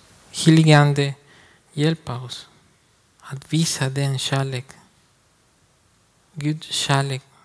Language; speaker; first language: Swedish; non-native, learner; Spanish